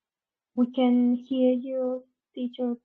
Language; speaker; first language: English; non-native, learner; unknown